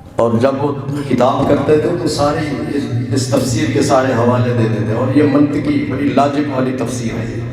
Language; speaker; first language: Urdu; non-native, local second language; Punjabi